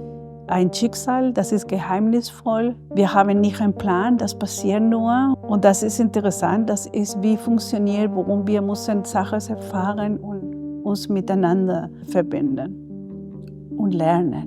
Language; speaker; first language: German; non-native, learner; Spanish